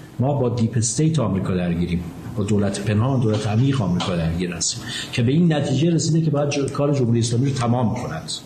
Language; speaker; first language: Persian; native; Persian